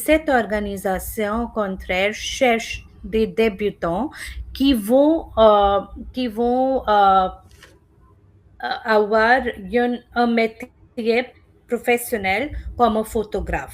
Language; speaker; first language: French; non-native, fluent; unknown